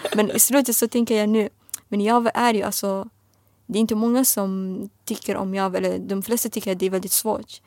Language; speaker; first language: Swedish; non-native, fluent; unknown